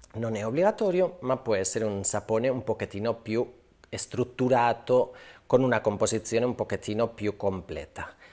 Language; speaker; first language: Italian; non-native, fluent; Spanish